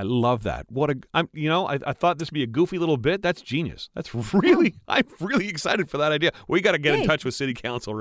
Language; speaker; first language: English; native; English